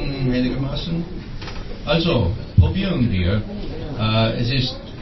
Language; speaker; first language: German; non-native, fluent; English